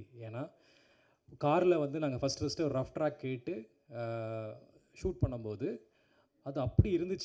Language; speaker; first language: Tamil; native; Tamil